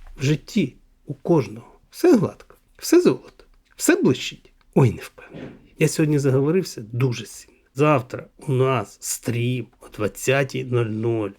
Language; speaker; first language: Ukrainian; non-native, local second language; Russian